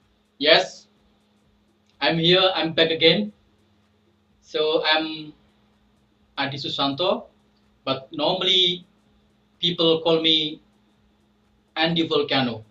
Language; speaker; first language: English; non-native, fluent; Indonesian